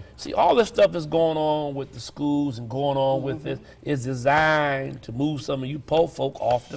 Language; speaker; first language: English; native; English